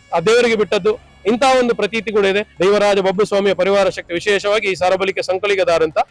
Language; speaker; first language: Kannada; non-native, local second language; Tulu